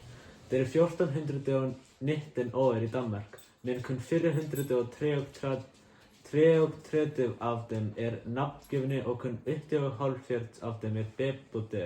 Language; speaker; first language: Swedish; non-native, learner; Icelandic